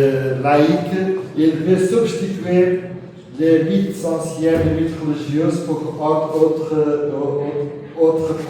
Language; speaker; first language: French; non-native, fluent; Portuguese